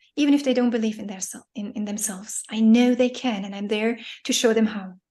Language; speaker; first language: English; non-native, fluent; German